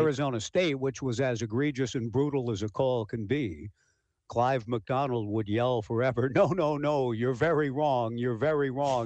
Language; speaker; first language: English; native; English